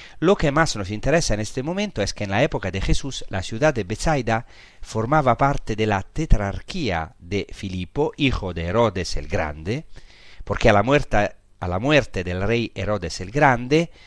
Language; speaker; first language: Spanish; non-native, fluent; Italian